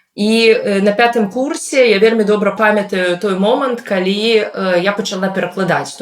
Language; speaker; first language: Belarusian; non-native, local second language; Russian